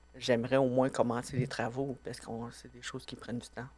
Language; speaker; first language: French; native; French